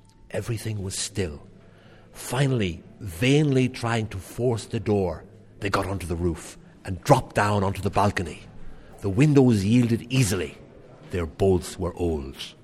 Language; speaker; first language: English; native; English